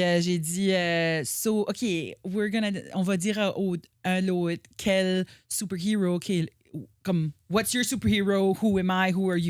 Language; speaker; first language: French; native; French